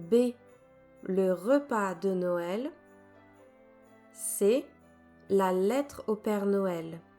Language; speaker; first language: French; native; French